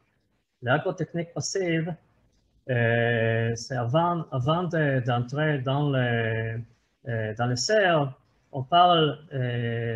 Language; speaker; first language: French; non-native, fluent; Hebrew